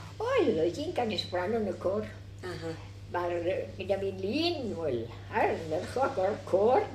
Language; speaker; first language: Welsh; early bilingual, heritage; Welsh